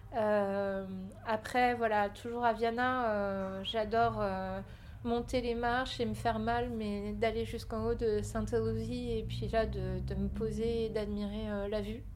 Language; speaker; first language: French; early bilingual, other home language; Portuguese